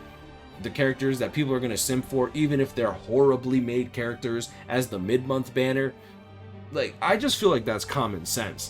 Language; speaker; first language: English; native; English